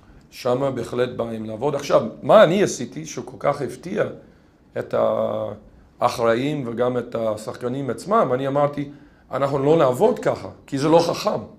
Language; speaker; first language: Hebrew; non-native, fluent; English